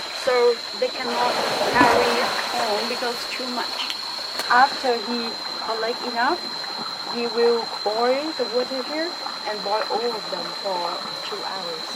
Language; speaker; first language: English; non-native, fluent; Vietnamese